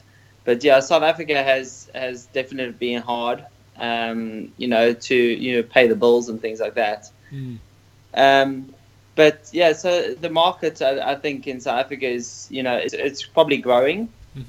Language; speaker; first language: English; native; English